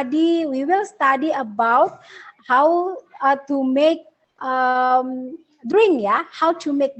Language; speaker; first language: English; non-native, learner; Indonesian